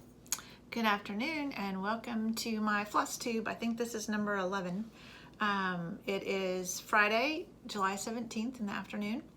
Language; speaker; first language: English; native; English